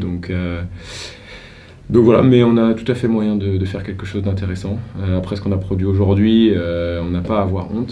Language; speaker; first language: French; native; French